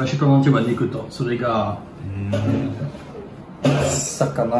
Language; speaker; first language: Japanese; non-native, learner; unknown